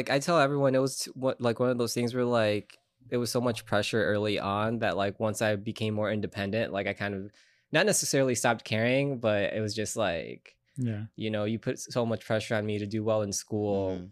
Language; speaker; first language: English; native; English